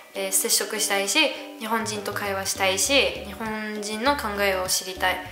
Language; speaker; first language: Japanese; non-native, fluent; French